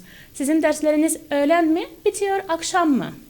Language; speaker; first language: Turkish; non-native, fluent; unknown